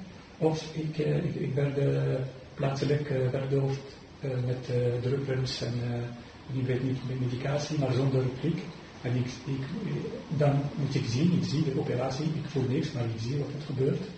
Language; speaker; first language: Dutch; non-native, fluent; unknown